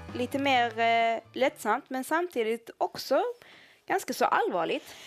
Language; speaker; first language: Swedish; early bilingual, other home language; Arabic